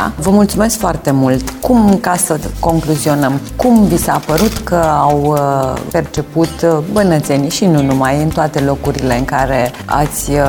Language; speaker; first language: Romanian; native; Romanian